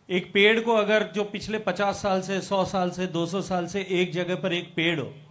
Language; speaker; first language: Hindi; native; Hindi